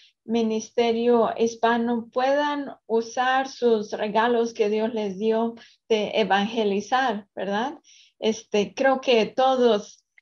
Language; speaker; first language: Spanish; early bilingual, other home language; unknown